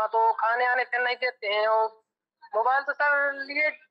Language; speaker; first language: Hindi; native; Hindi